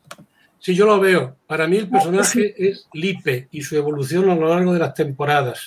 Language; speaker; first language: Spanish; native; Spanish